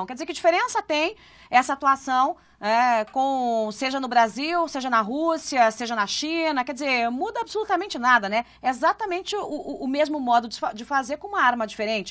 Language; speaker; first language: Portuguese; native; Portuguese